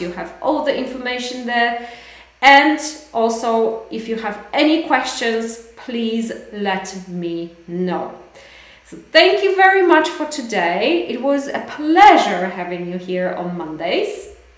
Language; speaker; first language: English; non-native, fluent; Polish